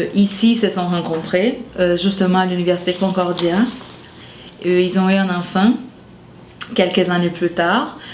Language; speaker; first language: French; non-native, fluent; Portuguese